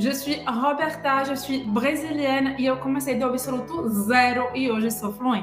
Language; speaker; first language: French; non-native, fluent; Portuguese